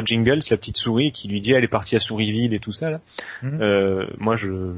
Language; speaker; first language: French; native; French